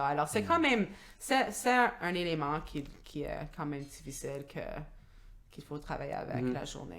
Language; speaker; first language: French; non-native, local second language; English